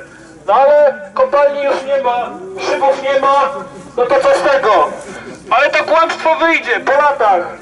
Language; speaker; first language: Polish; native; Polish